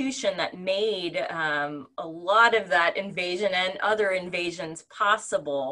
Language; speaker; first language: English; native; English